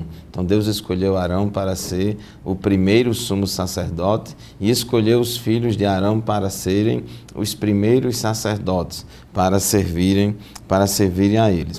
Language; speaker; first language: Portuguese; native; Portuguese